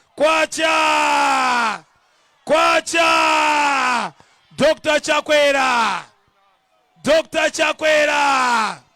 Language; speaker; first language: Nyanja; non-native, local second language; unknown